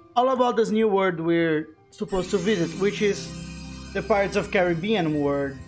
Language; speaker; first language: English; non-native, fluent; Portuguese